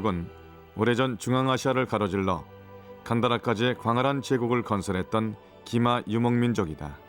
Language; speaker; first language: Korean; native; Korean